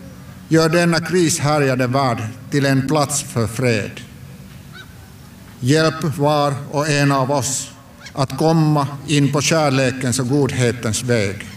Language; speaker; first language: Swedish; non-native, local second language; Finnish